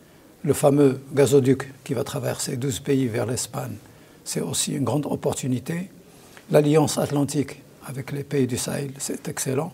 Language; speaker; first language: French; non-native, local second language; Arabic